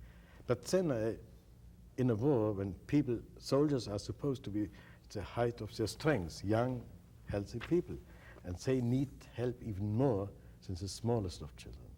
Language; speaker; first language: English; non-native, fluent; German